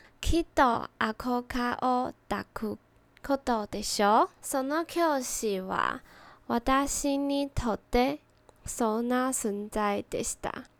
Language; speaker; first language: Japanese; non-native, learner; Chinese